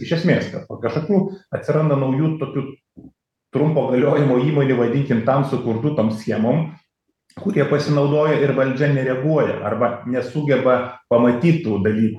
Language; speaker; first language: Lithuanian; native; Lithuanian